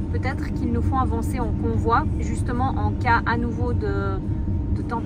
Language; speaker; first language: French; native; French